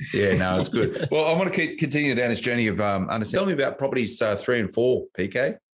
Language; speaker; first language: English; native; English